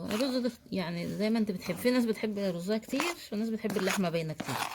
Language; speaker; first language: Arabic; native; Arabic